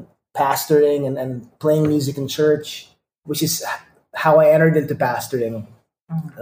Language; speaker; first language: English; non-native, local second language; Filipino